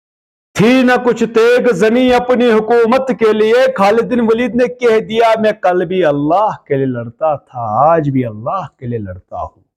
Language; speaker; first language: Urdu; native; Urdu